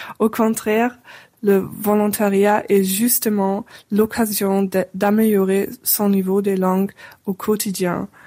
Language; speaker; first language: French; non-native, fluent; German